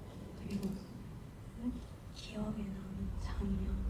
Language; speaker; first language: Korean; non-native, learner; Japanese